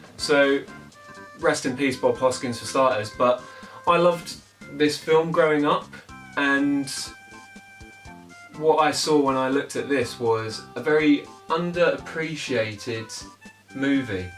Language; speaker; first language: English; native; English